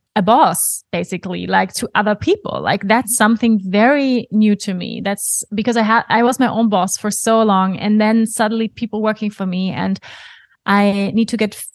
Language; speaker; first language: English; non-native, fluent; German